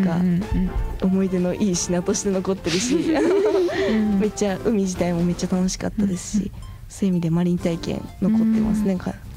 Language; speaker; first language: Japanese; native; Japanese